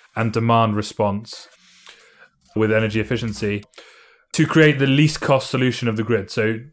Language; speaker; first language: English; native; English